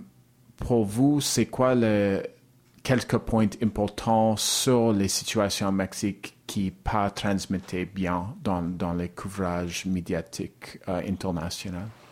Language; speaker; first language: French; non-native, learner; English